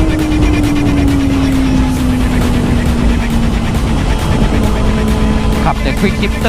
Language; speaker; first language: Thai; native; Thai